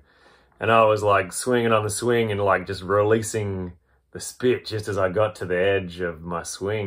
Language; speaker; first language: English; native; English